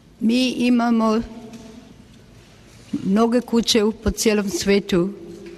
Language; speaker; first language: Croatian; non-native, local second language; Albanian